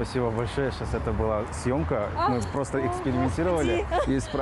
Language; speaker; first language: Russian; non-native, fluent; Korean